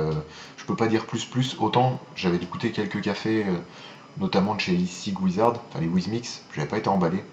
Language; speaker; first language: French; native; French